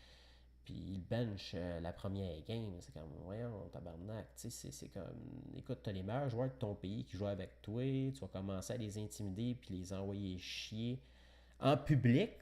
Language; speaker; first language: French; native; French